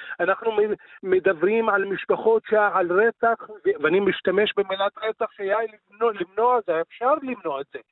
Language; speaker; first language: Hebrew; non-native, local second language; Arabic